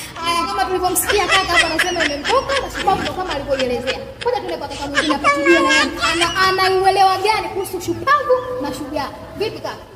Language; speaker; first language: Swahili; native; Swahili